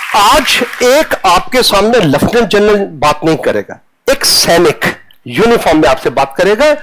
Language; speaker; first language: Hindi; non-native, local second language; Punjabi